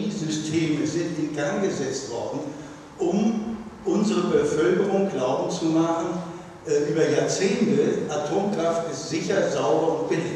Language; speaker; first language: German; native; German